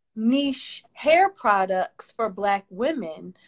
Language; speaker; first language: English; native; English